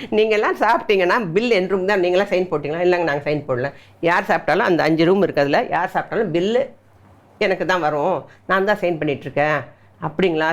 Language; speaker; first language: Tamil; native; Tamil